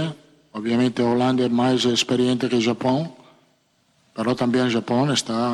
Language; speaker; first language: Portuguese; non-native, fluent; Italian